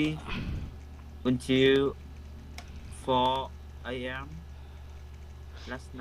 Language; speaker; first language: English; non-native, learner; Vietnamese